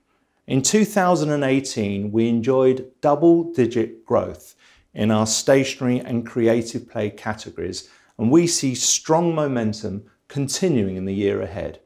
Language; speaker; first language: English; native; English